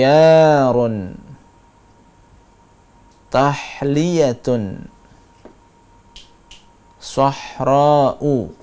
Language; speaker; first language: Arabic; non-native, fluent; Indonesian